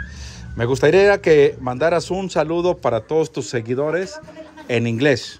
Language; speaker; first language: Spanish; native; Spanish